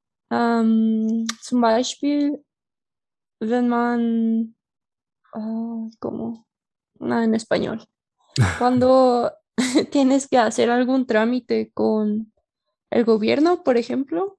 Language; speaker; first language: Spanish; native; Spanish